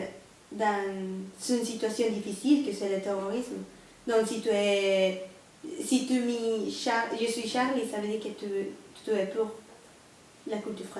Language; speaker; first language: French; non-native, learner; Spanish